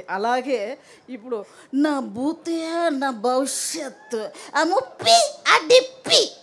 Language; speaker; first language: Telugu; non-native, local second language; Tamil